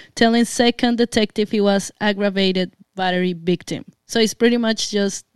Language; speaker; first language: English; non-native, fluent; Spanish